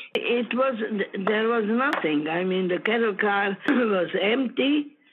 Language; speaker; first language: English; non-native, fluent; Ukrainian